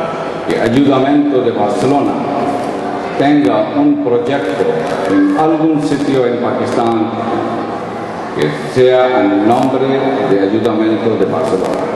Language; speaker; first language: Spanish; non-native, learner; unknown